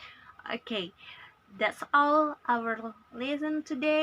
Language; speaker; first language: English; non-native, learner; Indonesian